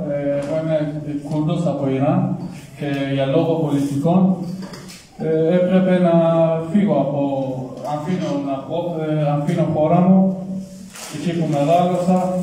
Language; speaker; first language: Greek; non-native, learner; Kurdish